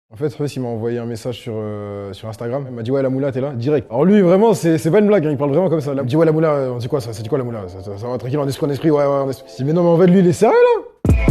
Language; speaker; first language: French; native; French